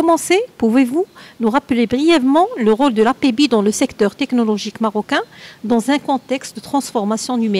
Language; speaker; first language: French; non-native, local second language; Arabic